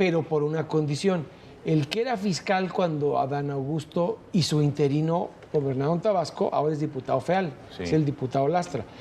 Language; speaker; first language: Spanish; native; Spanish